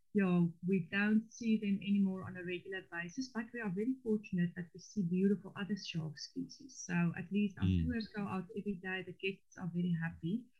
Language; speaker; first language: English; non-native, local second language; Afrikaans